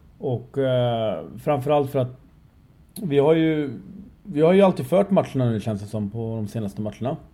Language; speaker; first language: Swedish; early bilingual, other home language; Persian